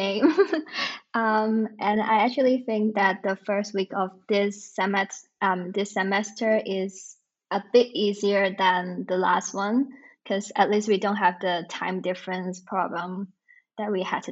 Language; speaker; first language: English; non-native, local second language; Cantonese